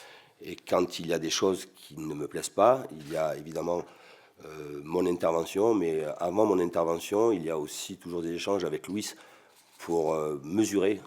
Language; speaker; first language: French; native; French